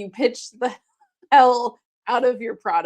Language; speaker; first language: English; native; English